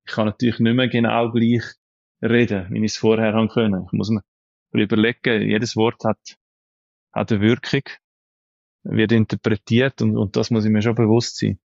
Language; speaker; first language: German; native; German